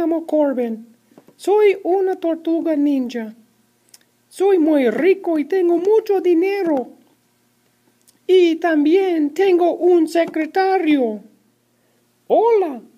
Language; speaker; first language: Spanish; non-native, learner; English